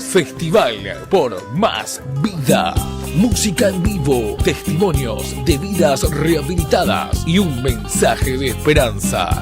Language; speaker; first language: Spanish; native; Spanish